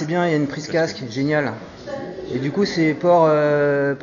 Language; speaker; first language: French; native; French